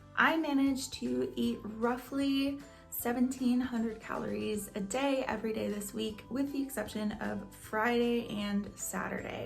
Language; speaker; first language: English; native; English